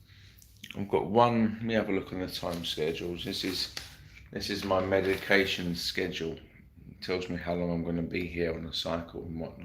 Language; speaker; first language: English; native; English